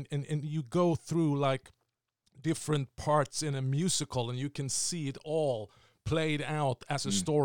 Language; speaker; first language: English; non-native, fluent; Swedish